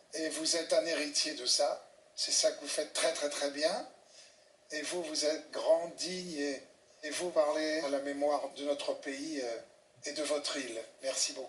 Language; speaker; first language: French; native; French